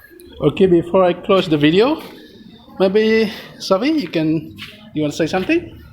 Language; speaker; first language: English; non-native, learner; Indonesian